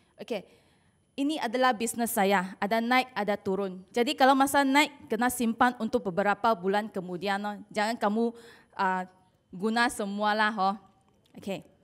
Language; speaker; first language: Malay; non-native, local second language; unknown